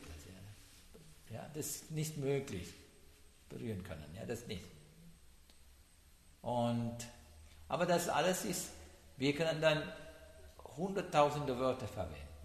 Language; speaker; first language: German; non-native, learner; Sinhala